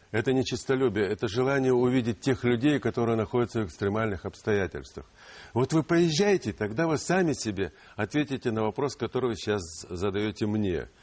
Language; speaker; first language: Russian; non-native, local second language; Ukrainian